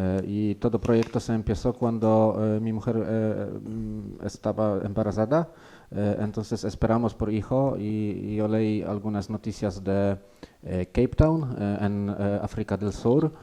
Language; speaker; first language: Spanish; non-native, learner; Polish